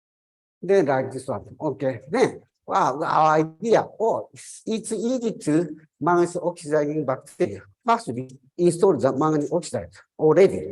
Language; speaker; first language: English; non-native, learner; Japanese